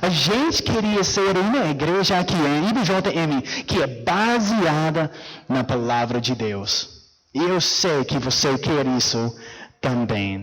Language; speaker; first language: Portuguese; non-native, fluent; English